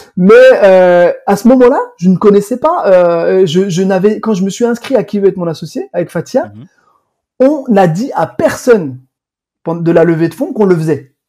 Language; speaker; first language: French; early bilingual, other home language; Arabic